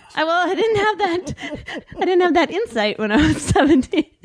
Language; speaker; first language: English; native; English